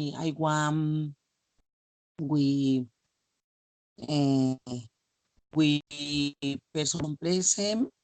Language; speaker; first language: English; non-native, learner; Spanish